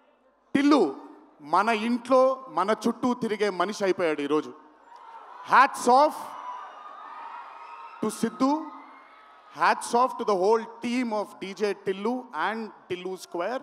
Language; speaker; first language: Telugu; native; Telugu